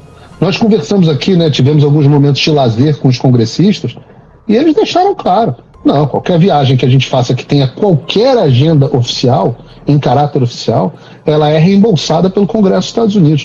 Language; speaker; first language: Portuguese; native; Portuguese